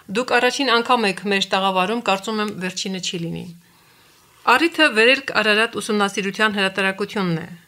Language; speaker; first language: Armenian; native; Armenian